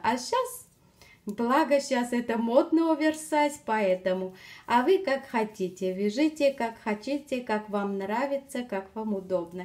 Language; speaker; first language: Russian; non-native, fluent; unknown